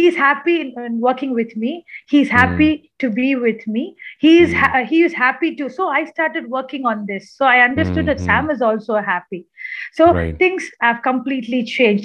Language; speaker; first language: English; non-native, local second language; Malayalam